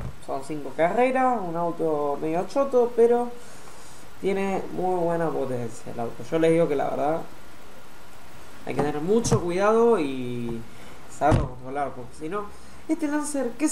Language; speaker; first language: Spanish; native; Spanish